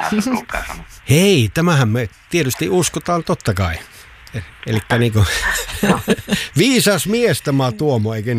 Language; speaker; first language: Finnish; native; Finnish